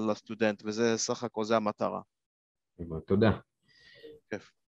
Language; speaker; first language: Hebrew; non-native, fluent; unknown